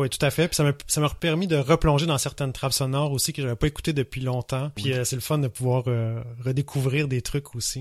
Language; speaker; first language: French; native; French